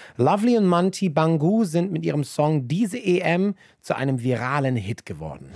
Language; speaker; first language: German; native; German